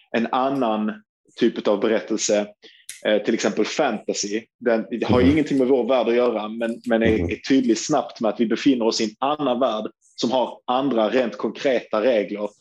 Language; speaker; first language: Swedish; early bilingual, other home language; Turkish